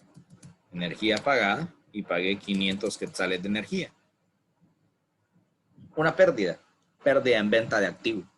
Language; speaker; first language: Spanish; native; Spanish